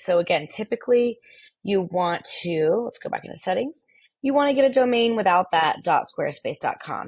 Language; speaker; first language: English; native; English